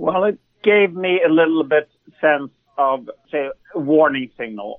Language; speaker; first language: English; non-native, fluent; Swedish